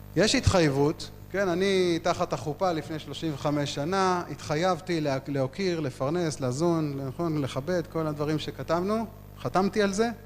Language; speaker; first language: Hebrew; native; Hebrew